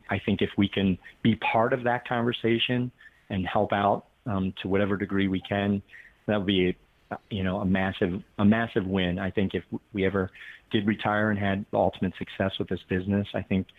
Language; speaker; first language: English; native; English